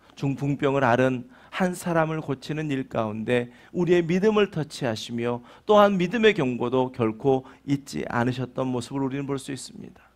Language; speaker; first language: Korean; native; Korean